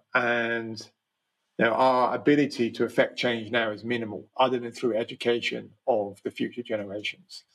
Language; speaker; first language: English; native; English